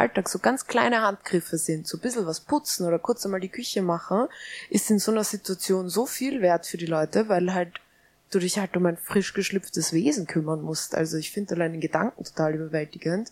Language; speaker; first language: German; native; German